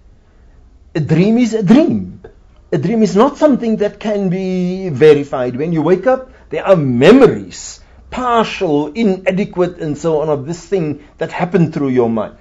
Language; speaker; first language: English; non-native, local second language; Afrikaans